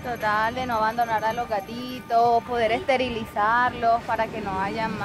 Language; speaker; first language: Spanish; native; Spanish